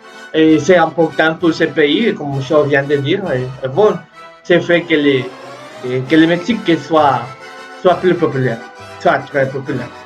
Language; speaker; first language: French; non-native, learner; Spanish